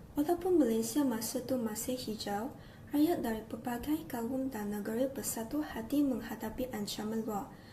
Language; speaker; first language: Malay; native; Malay